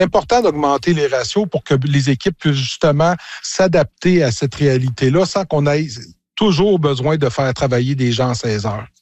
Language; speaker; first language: French; native; French